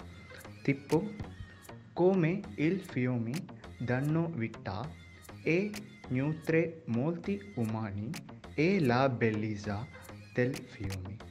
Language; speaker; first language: Italian; non-native, learner; Tamil